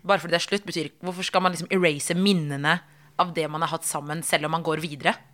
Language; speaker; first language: Norwegian; early bilingual, other home language; Tigrinya